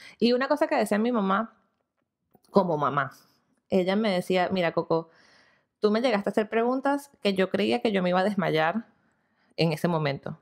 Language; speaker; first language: Spanish; native; Spanish